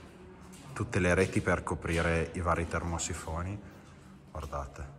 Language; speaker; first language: Italian; native; Italian